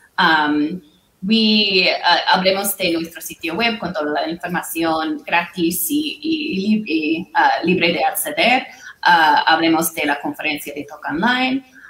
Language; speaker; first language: Spanish; non-native, fluent; English